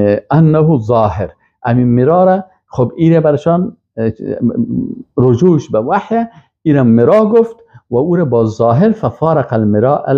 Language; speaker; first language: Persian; native; Persian